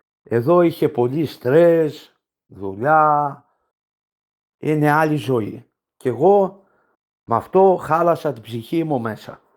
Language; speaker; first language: Greek; non-native, fluent; Bulgarian